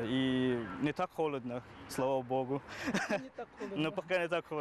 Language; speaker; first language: Russian; non-native, learner; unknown